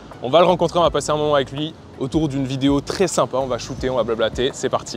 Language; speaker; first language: French; native; French